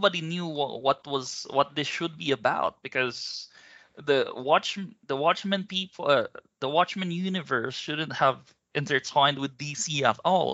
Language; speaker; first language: English; non-native, local second language; Filipino